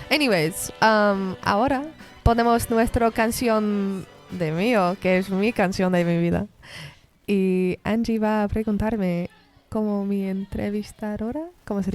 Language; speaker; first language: Spanish; non-native, learner; English